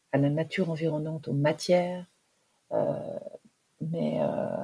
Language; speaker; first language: French; native; French